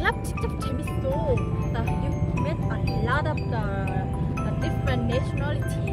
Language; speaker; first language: English; non-native, learner; Vietnamese